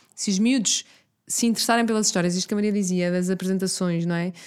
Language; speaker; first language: Portuguese; native; Portuguese